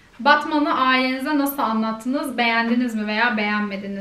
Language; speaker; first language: Turkish; native; Turkish